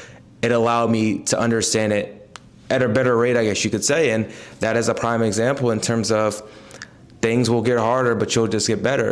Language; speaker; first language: English; native; English